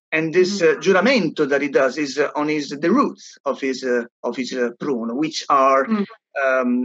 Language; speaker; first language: English; non-native, fluent; Italian